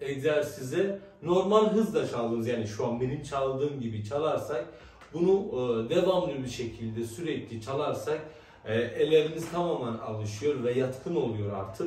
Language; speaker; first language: Turkish; non-native, fluent; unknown